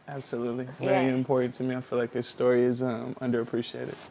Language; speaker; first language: English; native; English